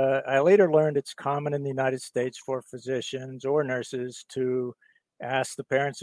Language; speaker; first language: English; native; English